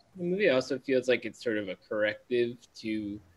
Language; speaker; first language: English; native; English